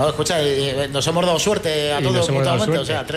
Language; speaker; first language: Spanish; native; Spanish